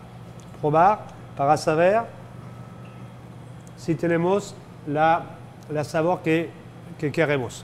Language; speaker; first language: Spanish; non-native, fluent; French